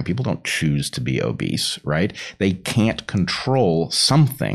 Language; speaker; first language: English; native; English